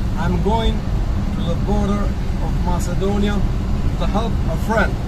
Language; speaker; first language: English; non-native, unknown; Albanian